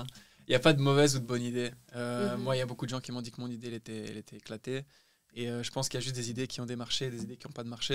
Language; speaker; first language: French; native; French